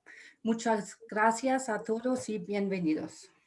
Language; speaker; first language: Spanish; non-native, fluent; German